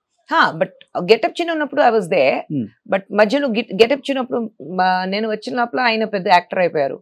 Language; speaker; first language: Telugu; non-native, learner; Tamil